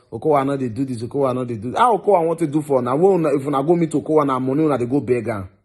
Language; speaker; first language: Nigerian Pidgin; non-native, local second language; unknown